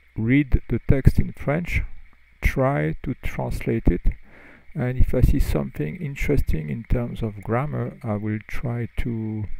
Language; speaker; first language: English; non-native, fluent; French